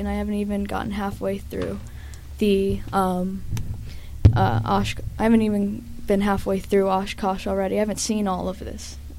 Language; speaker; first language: English; native; English